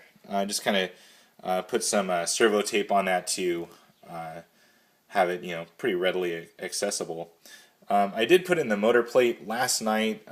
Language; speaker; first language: English; native; English